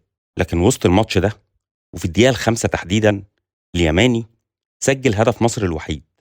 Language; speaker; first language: Arabic; native; Arabic